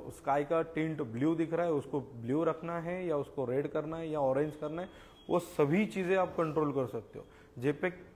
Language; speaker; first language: Hindi; non-native, local second language; Marathi